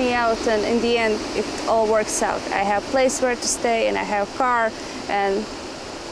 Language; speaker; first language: English; non-native, fluent; Latvian